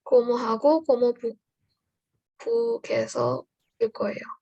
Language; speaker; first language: Korean; non-native, learner; Indonesian